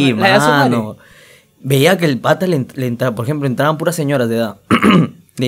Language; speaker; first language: Spanish; native; Spanish